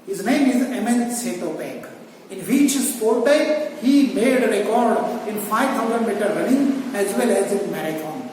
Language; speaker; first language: English; non-native, local second language; Marathi